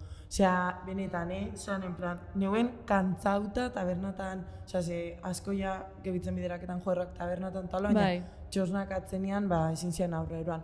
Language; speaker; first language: Basque; native; Basque